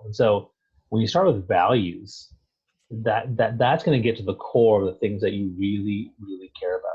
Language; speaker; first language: English; native; English